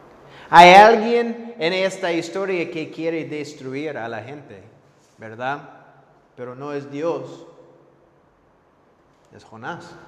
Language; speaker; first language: Spanish; non-native, fluent; English